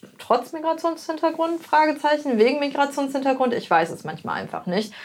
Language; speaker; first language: German; native; German